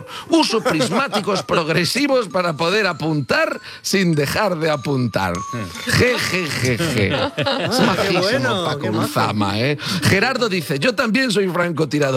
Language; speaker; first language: Spanish; native; Spanish